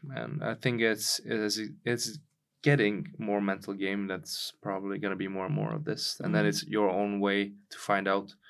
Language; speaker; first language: English; non-native, fluent; Czech